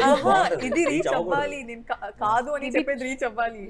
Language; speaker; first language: Telugu; non-native, fluent; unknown